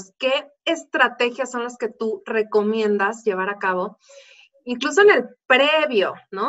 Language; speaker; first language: Spanish; native; Spanish